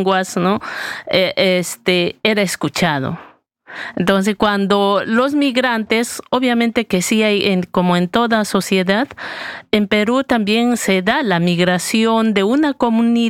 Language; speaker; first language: Spanish; native; Spanish